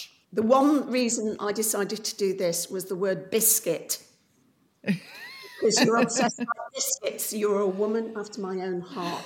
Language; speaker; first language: English; native; English